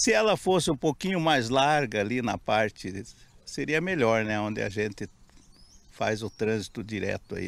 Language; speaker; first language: Portuguese; native; Portuguese